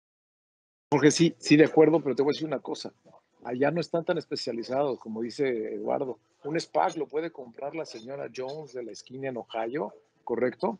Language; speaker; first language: Spanish; native; Spanish